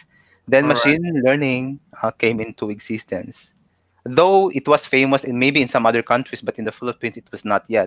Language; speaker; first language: English; non-native, local second language; Cebuano